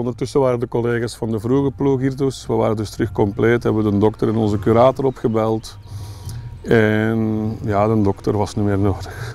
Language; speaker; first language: Dutch; native; Dutch